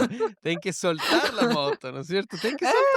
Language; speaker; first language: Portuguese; non-native, learner; Spanish